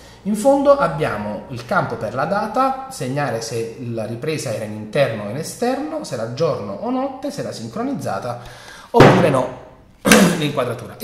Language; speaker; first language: Italian; native; Italian